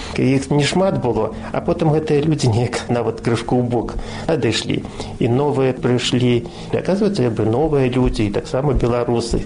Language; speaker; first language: Belarusian; native; Belarusian